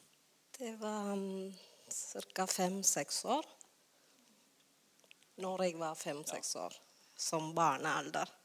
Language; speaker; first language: Norwegian; non-native, learner; Tamil